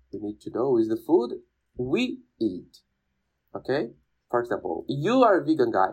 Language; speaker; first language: English; non-native, fluent; Portuguese